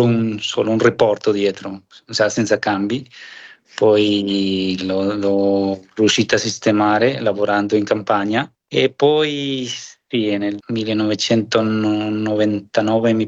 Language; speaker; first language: Italian; non-native, fluent; Spanish